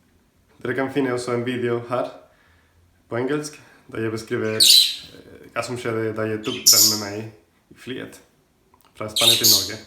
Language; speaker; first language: Norwegian; non-native, learner; Spanish